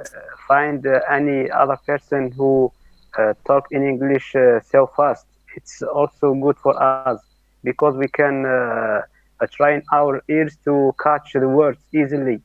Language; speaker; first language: English; non-native, learner; Arabic